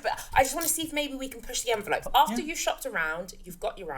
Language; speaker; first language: English; native; English